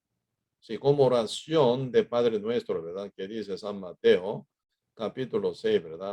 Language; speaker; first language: Spanish; non-native, fluent; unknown